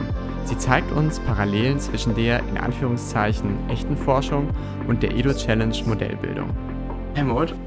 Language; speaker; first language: German; native; German